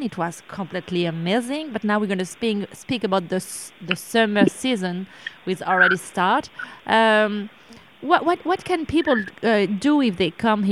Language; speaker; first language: English; non-native, learner; French